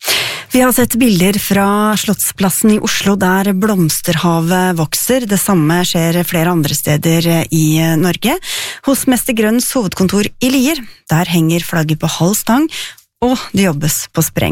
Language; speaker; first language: Norwegian; native; Norwegian